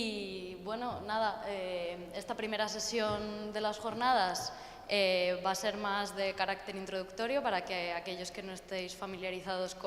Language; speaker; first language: Spanish; native; Spanish